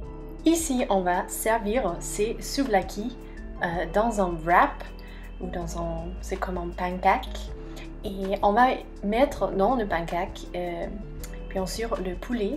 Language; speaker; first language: French; non-native, fluent; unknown